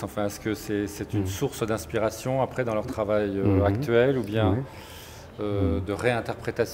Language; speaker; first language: French; native; French